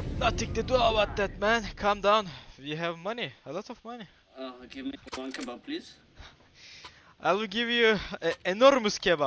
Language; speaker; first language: English; non-native, learner; Turkish